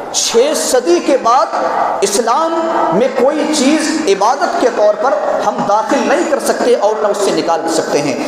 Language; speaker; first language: Urdu; native; Urdu